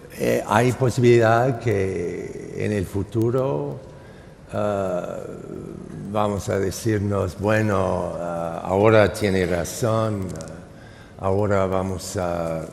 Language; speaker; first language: Spanish; non-native, fluent; English